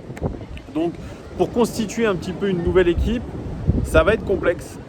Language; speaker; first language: French; native; French